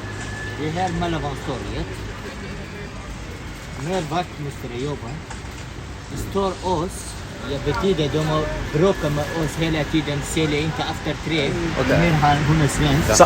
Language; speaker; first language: Swedish; non-native, learner; Kurdish